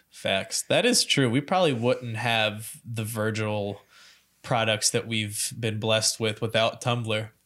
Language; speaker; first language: English; native; English